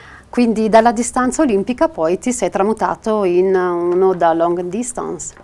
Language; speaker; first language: Italian; native; Italian